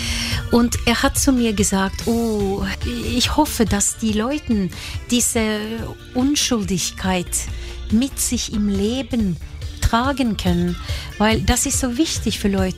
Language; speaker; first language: German; non-native, fluent; Norwegian